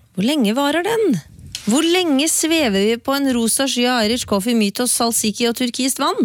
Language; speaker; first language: Norwegian; native; Norwegian